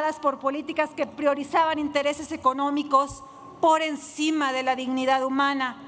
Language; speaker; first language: Spanish; native; Spanish